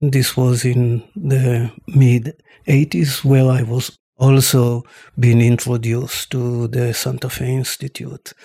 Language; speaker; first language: English; non-native, fluent; Hebrew